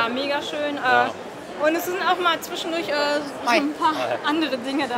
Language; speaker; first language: German; native; German